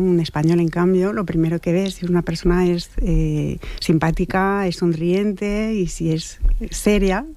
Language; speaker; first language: Spanish; non-native, fluent; French